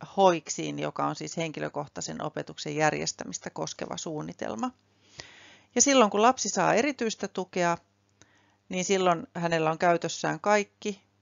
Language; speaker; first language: Finnish; native; Finnish